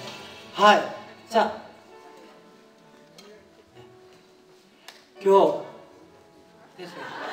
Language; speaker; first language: Japanese; non-native, fluent; Korean